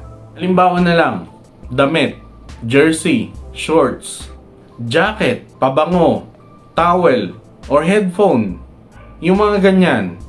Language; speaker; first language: Filipino; native; Filipino